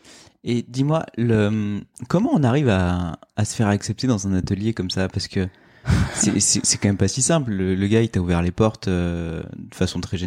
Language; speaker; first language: French; native; French